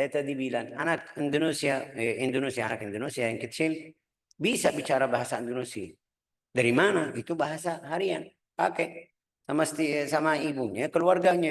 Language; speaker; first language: Indonesian; non-native, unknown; Arabic